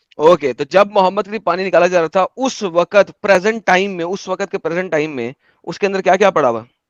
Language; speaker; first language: Hindi; native; Hindi